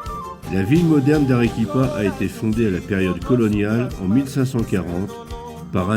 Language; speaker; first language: French; native; French